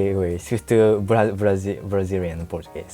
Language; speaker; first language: French; non-native, learner; Japanese